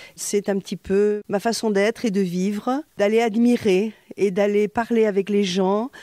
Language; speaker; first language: French; native; French